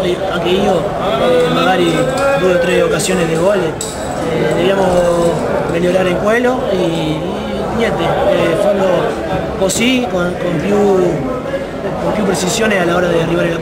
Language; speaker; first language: Italian; non-native, fluent; Spanish